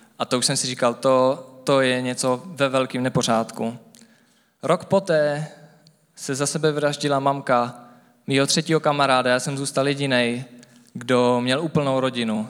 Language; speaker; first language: Czech; native; Czech